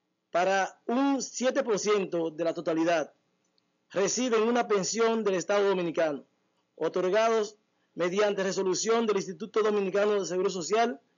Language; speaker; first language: Spanish; native; Spanish